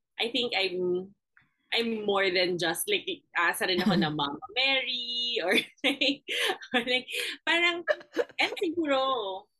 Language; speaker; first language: English; non-native, local second language; Filipino